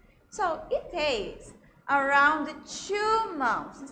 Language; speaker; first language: English; non-native, fluent; Portuguese